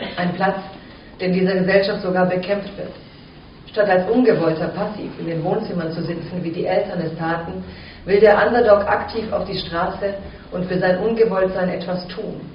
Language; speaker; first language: German; early bilingual, other home language; Croatian